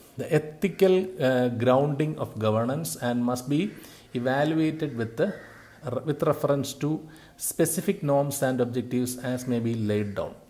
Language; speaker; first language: English; non-native, local second language; Malayalam